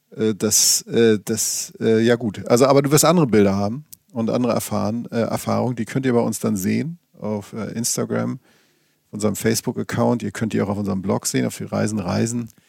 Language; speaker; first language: German; native; German